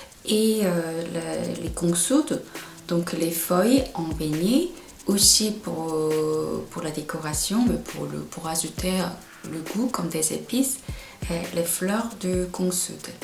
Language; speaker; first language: French; non-native, fluent; Korean